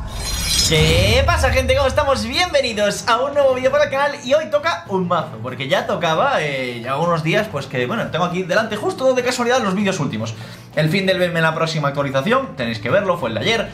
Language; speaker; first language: Spanish; native; Spanish